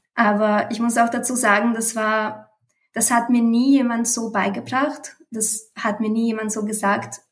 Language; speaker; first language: German; early bilingual, other home language; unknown